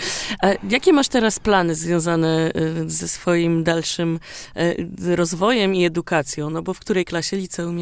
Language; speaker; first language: Polish; native; Polish